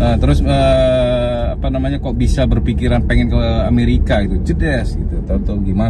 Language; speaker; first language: Indonesian; native; Indonesian